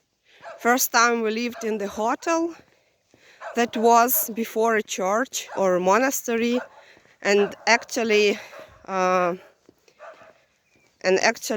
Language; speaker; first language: English; non-native, fluent; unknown